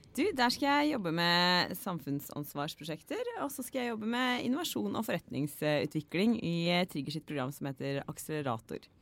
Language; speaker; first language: Norwegian; native; Norwegian